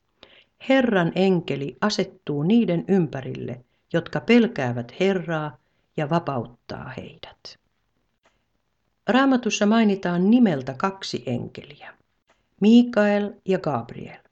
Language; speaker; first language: Finnish; native; Finnish